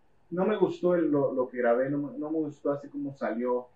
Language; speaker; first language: Spanish; early bilingual, heritage; Spanish